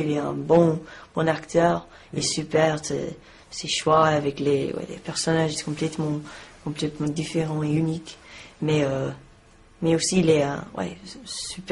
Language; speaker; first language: French; non-native, learner; English